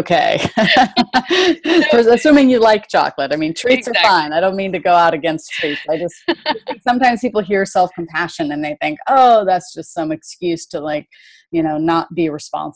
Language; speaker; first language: English; native; English